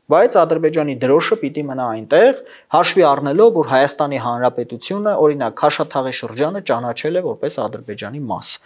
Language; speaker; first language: Armenian; native; Armenian